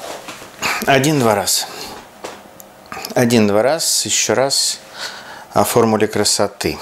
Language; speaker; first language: Russian; native; Russian